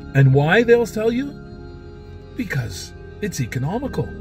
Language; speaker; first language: English; native; English